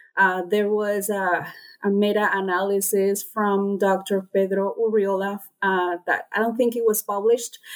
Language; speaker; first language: English; non-native, fluent; Spanish